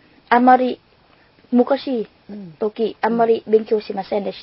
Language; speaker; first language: Japanese; non-native, learner; Lao